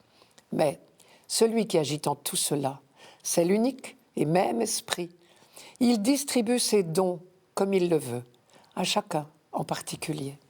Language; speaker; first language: French; native; French